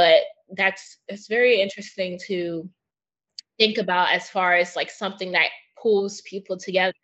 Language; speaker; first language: English; native; English